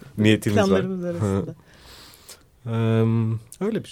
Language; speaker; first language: Turkish; non-native, fluent; Greek